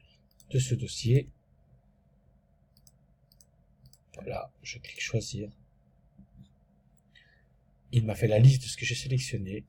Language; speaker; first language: French; native; French